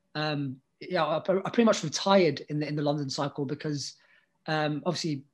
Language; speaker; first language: English; native; English